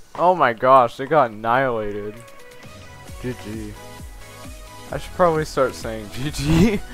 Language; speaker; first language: English; native; English